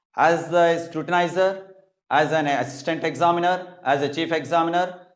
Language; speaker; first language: English; non-native, local second language; Telugu